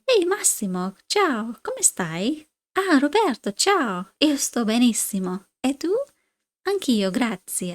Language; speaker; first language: Italian; non-native, fluent; English